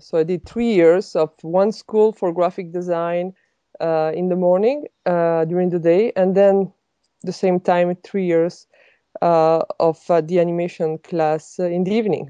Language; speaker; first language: English; non-native, fluent; Italian